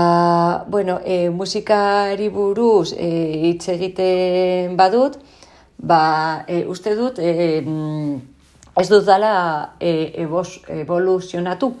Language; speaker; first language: Basque; non-native, local second language; Spanish